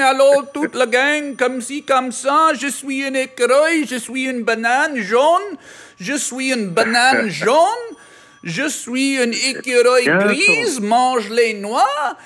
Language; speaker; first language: French; non-native, learner; English